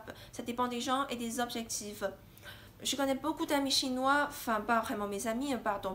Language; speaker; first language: French; non-native, fluent; Chinese